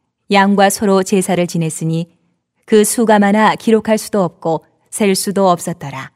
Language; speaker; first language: Korean; native; Korean